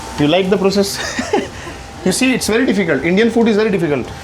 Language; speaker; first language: English; non-native, local second language; Hindi